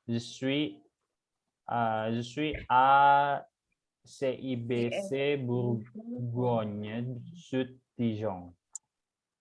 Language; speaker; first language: French; non-native, fluent; Indonesian